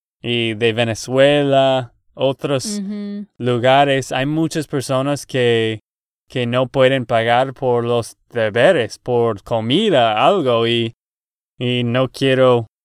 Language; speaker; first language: Spanish; non-native, fluent; English